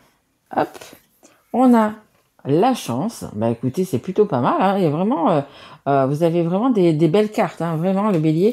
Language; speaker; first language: French; native; French